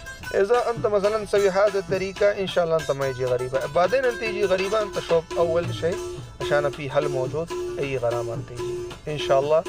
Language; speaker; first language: Arabic; non-native, learner; Pashto